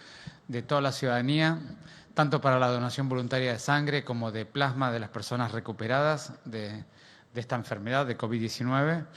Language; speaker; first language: Spanish; native; Spanish